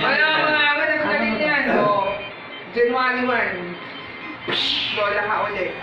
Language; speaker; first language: Filipino; native; Filipino